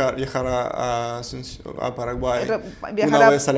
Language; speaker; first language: Spanish; non-native, fluent; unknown